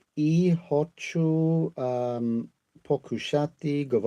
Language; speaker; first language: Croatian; non-native, learner; English